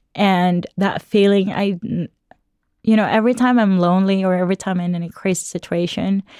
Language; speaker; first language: English; non-native, local second language; Cebuano